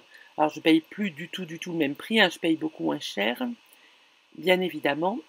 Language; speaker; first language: French; native; French